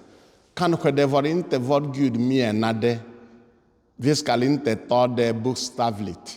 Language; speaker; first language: Swedish; non-native, fluent; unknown